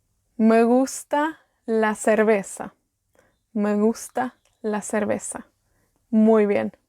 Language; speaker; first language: Spanish; non-native, learner; Welsh